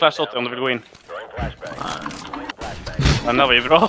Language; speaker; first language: Swedish; native; Swedish